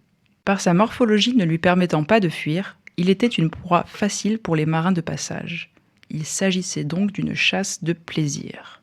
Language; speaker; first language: French; native; French